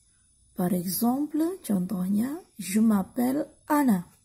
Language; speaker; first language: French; non-native, learner; Indonesian